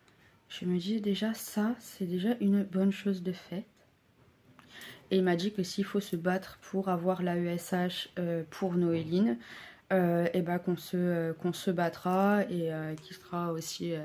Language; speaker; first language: French; native; French